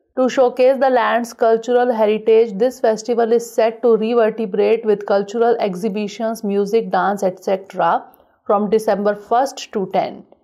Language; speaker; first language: English; non-native, local second language; Hindi